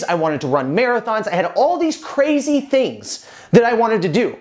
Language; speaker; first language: English; native; English